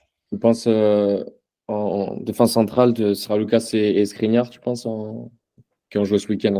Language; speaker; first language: French; native; French